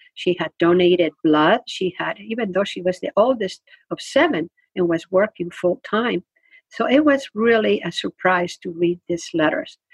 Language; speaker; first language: English; non-native, fluent; Spanish